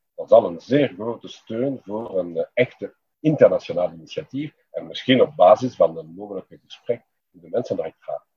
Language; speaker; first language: Dutch; non-native, local second language; French